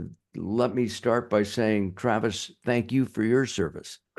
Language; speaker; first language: English; native; English